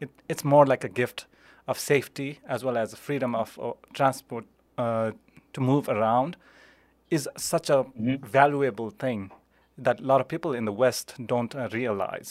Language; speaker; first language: English; non-native, local second language; Nepali